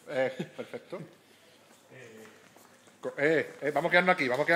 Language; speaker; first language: Spanish; native; Spanish